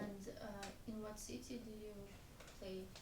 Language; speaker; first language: English; non-native, fluent; Russian